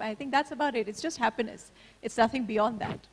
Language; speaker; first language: English; non-native, local second language; Hindi